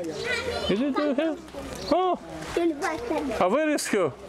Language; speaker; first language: English; non-native, learner; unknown